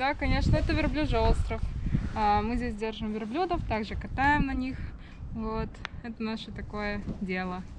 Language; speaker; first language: Russian; native; Russian